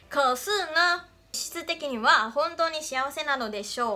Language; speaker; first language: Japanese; non-native, fluent; Chinese